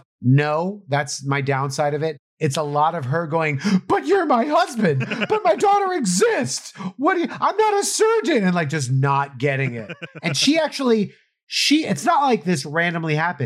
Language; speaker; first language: English; native; English